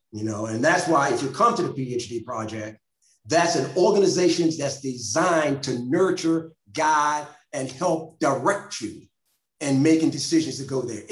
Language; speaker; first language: English; native; English